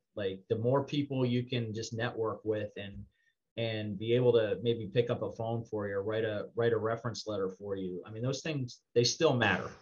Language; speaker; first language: English; native; English